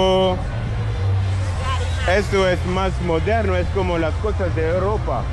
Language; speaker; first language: Spanish; non-native, learner; French